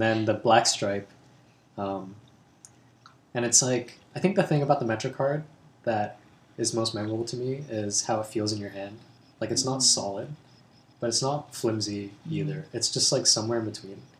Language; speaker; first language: English; non-native, local second language; Cantonese